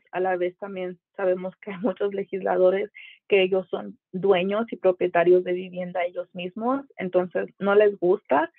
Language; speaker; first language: Spanish; native; Spanish